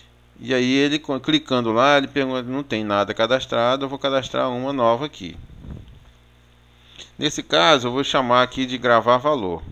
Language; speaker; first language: Portuguese; native; Portuguese